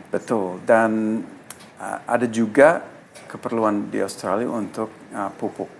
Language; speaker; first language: Indonesian; non-native, fluent; English